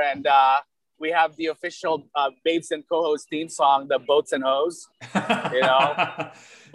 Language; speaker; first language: English; early bilingual, other home language; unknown